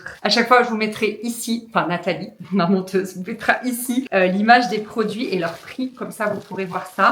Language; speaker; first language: French; native; French